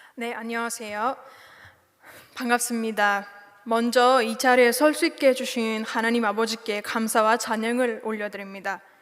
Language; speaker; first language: Korean; non-native, fluent; Uzbek